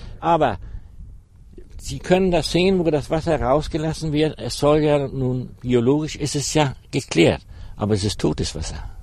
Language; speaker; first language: German; native; German